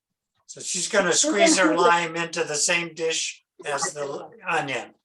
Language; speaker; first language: English; native; English